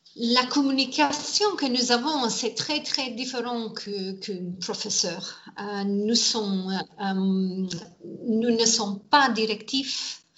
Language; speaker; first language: French; non-native, learner; English